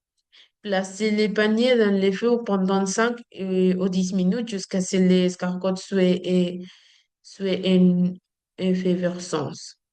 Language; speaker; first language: French; non-native, learner; Spanish